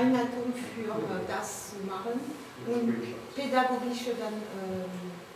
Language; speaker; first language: German; non-native, learner; French